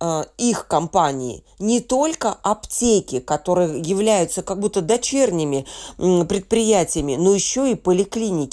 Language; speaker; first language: Russian; native; Russian